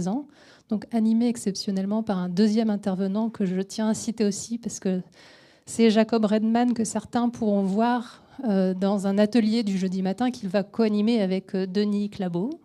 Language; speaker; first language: French; native; French